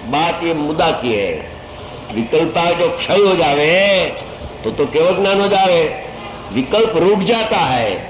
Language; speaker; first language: Hindi; non-native, local second language; Gujarati